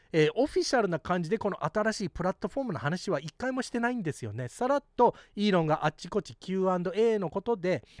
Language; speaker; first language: Japanese; early bilingual, heritage; Japanese